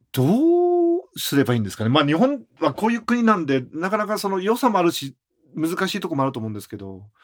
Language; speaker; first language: Japanese; native; Japanese